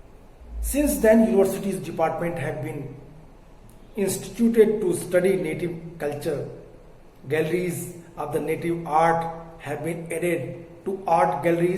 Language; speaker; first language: English; non-native, local second language; Hindi